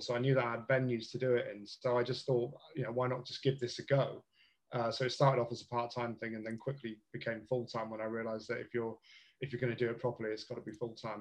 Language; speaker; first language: English; native; English